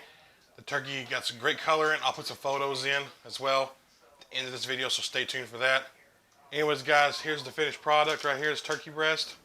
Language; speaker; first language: English; native; English